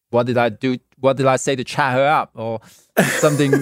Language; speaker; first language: English; non-native, local second language; Cantonese